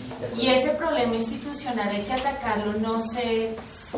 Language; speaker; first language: Spanish; native; Spanish